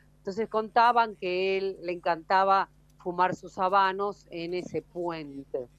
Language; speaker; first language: Spanish; native; Spanish